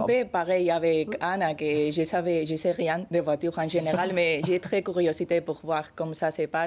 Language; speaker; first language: French; non-native, learner; Spanish